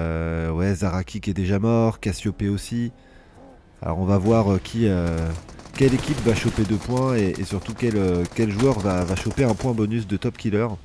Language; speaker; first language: French; native; French